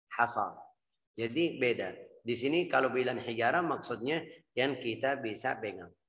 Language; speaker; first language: Indonesian; non-native, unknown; Arabic